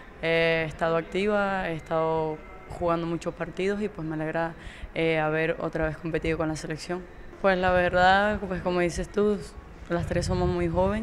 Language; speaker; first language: Spanish; native; Spanish